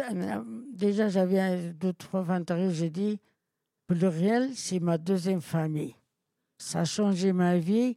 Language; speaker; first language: French; non-native, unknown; Persian